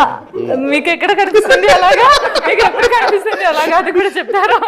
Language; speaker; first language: Telugu; non-native, learner; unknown